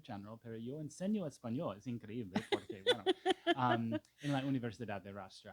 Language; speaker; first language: Spanish; non-native, fluent; English